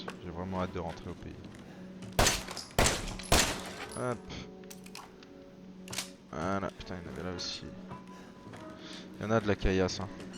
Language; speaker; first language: French; native; French